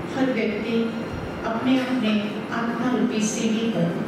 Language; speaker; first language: Hindi; non-native, local second language; Marathi